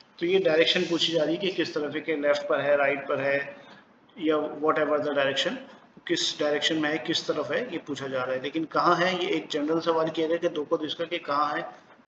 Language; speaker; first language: Urdu; native; Urdu